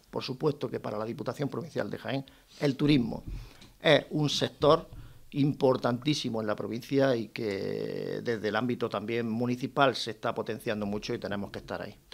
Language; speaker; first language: Spanish; native; Spanish